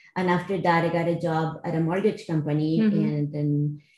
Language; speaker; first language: English; non-native, fluent; Spanish